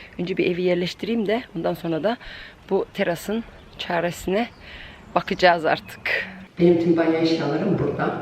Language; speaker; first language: Turkish; early bilingual, heritage; Turkish